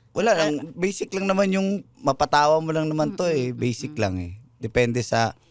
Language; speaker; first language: Filipino; non-native, local second language; Cebuano